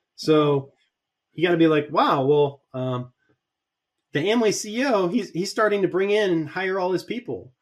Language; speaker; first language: English; native; English